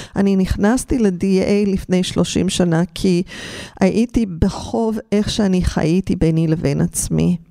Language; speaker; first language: Hebrew; non-native, fluent; English